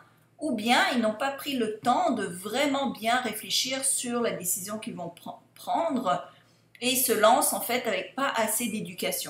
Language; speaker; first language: French; native; French